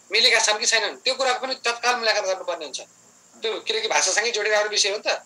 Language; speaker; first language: Nepali; native; Nepali